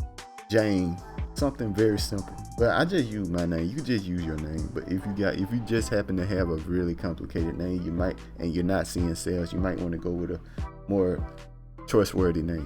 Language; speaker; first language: English; native; English